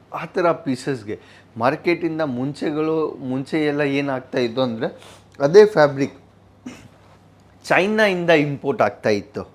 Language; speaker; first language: Kannada; non-native, fluent; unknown